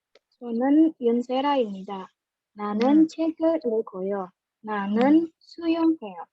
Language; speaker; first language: Korean; non-native, learner; Indonesian